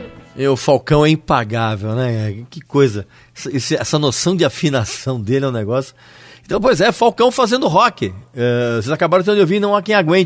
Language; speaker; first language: Portuguese; native; Portuguese